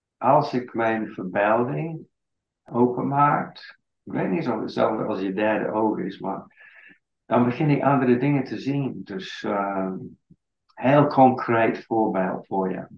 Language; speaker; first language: Dutch; non-native, fluent; English